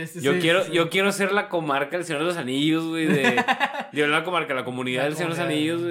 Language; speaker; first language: Spanish; native; Spanish